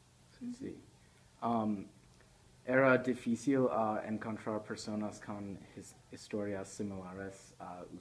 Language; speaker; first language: Spanish; non-native, learner; English